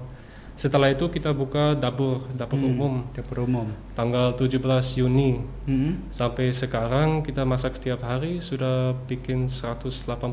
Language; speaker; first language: Indonesian; early bilingual, other home language; English